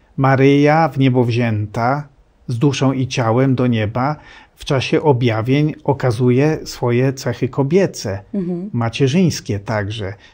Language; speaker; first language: Polish; native; Polish